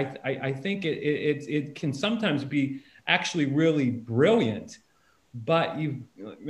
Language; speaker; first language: English; native; English